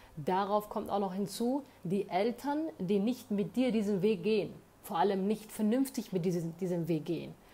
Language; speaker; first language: German; early bilingual, other home language; Somali